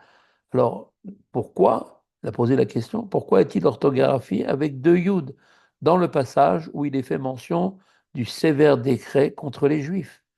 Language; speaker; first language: French; native; French